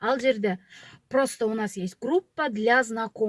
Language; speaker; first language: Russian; non-native, local second language; Kyrgyz